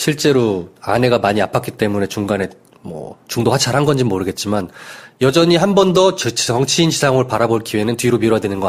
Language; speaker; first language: Korean; native; Korean